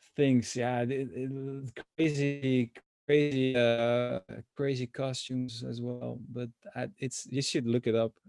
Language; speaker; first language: English; non-native, fluent; Dutch